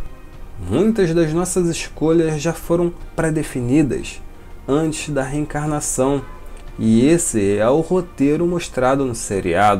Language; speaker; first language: Portuguese; native; Portuguese